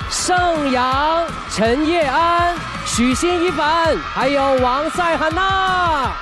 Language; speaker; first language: Chinese; native; Chinese